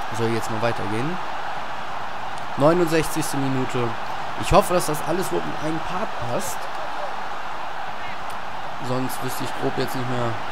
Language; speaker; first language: German; native; German